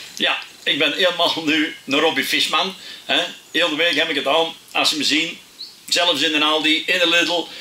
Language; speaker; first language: Dutch; native; Dutch